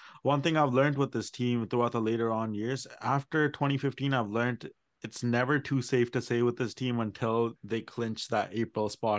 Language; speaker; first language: English; early bilingual, other home language; Punjabi